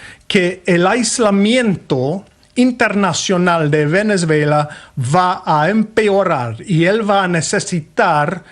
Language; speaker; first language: Spanish; non-native, fluent; English